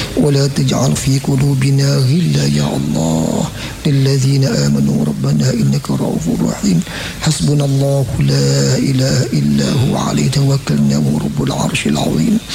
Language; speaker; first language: Arabic; non-native, fluent; Javanese